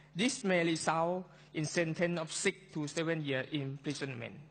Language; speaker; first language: English; non-native, fluent; Thai